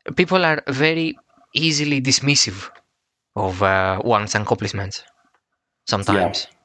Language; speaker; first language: English; non-native, fluent; Greek